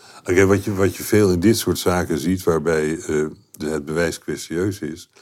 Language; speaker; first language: Dutch; native; Dutch